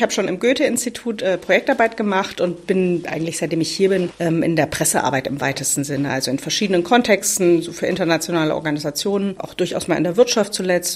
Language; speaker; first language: German; native; German